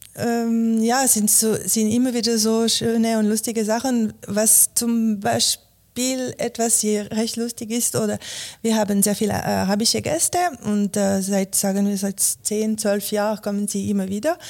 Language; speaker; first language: German; non-native, local second language; French